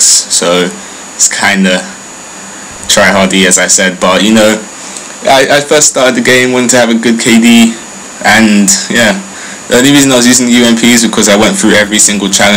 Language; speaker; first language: English; native; English